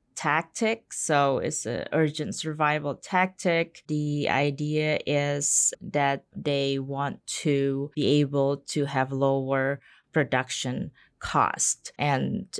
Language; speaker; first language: English; non-native, fluent; Indonesian